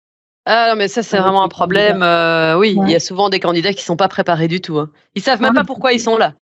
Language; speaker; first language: French; native; French